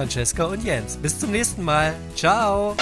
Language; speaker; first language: German; native; German